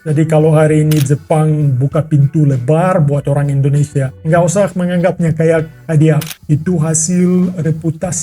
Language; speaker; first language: Indonesian; non-native, fluent; Russian